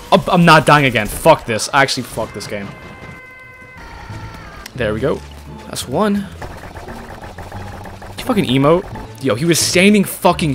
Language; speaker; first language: English; native; English